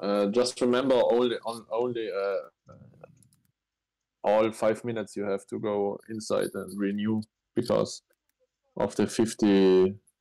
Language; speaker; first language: English; non-native, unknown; German